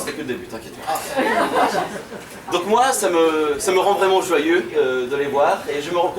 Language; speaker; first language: French; native; French